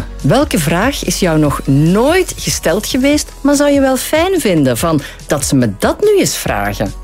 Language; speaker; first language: Dutch; native; Dutch